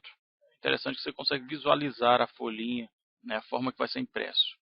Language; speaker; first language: Portuguese; native; Portuguese